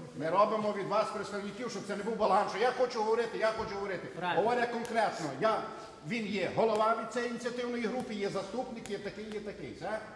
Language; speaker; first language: Ukrainian; native; Ukrainian